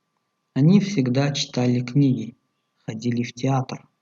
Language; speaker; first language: Russian; non-native, local second language; Tajik